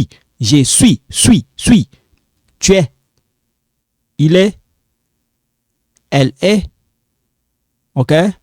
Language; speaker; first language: French; non-native, local second language; Lingala